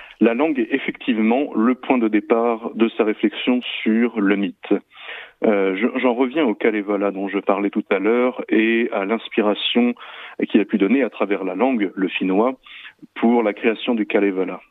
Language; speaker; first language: French; native; French